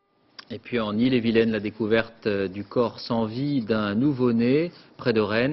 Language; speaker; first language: French; native; French